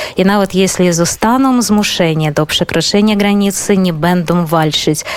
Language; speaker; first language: Polish; non-native, fluent; Belarusian